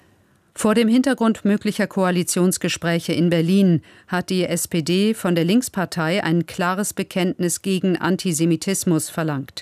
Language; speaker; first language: German; native; German